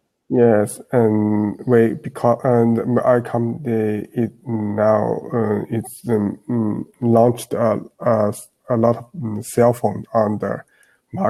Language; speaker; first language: English; non-native, learner; Chinese